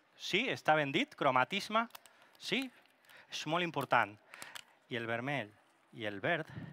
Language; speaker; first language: Catalan; non-native, local second language; Spanish